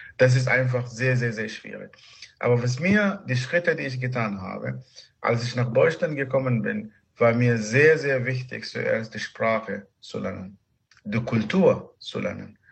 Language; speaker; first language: German; non-native, fluent; Arabic